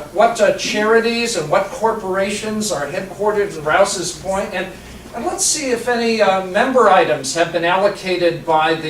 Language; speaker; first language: English; native; English